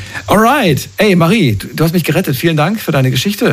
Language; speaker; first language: German; native; German